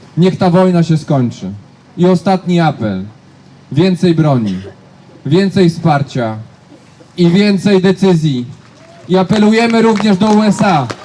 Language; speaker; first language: Polish; native; Polish